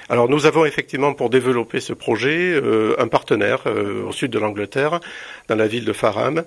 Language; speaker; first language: French; native; French